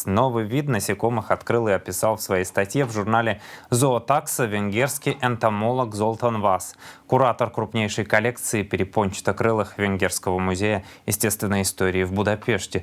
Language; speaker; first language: Russian; native; Russian